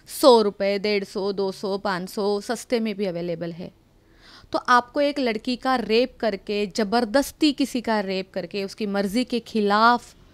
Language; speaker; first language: Hindi; non-native, local second language; Marathi